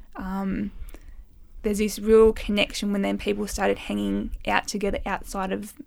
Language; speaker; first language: English; native; English